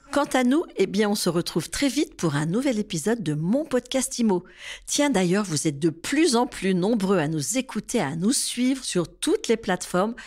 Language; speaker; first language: French; native; French